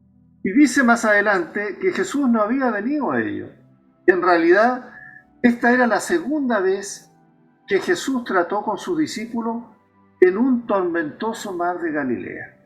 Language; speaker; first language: Spanish; native; Spanish